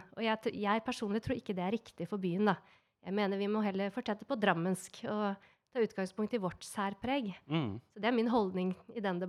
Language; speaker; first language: Norwegian; native; Norwegian